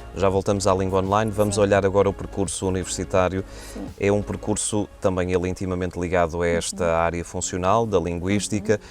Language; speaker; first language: Portuguese; native; Portuguese